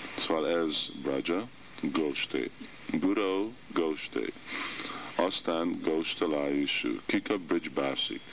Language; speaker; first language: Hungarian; early bilingual, heritage; Hungarian